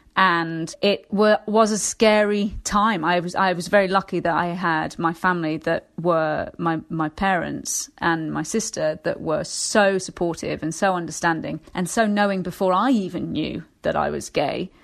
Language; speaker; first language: English; native; English